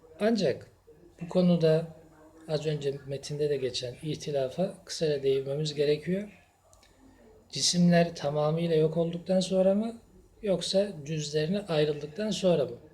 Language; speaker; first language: Turkish; native; Turkish